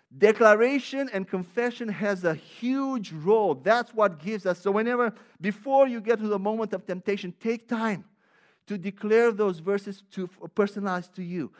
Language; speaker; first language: English; non-native, fluent; Romanian